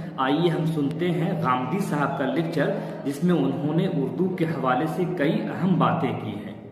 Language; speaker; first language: Urdu; native; Urdu